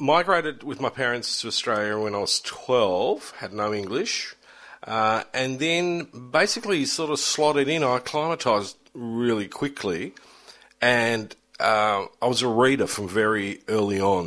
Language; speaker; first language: English; early bilingual, other home language; German